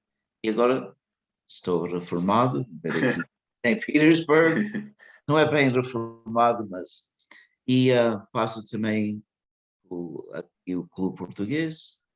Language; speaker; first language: Portuguese; early bilingual, heritage; English